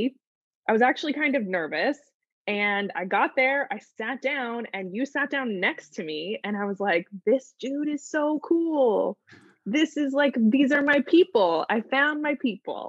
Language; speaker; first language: English; native; English